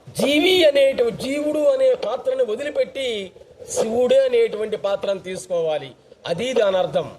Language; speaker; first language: Telugu; native; Telugu